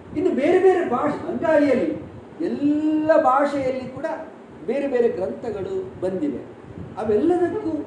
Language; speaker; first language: Kannada; native; Kannada